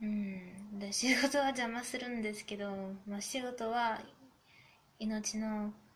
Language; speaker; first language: Japanese; non-native, fluent; German